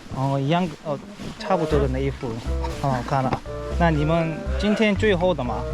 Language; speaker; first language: Chinese; non-native, learner; Korean